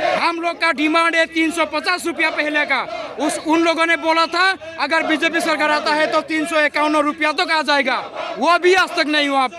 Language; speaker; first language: Hindi; non-native, local second language; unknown